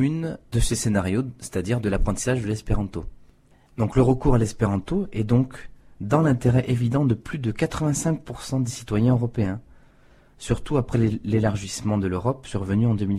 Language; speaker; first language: French; native; French